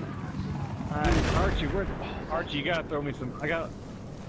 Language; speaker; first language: English; native; English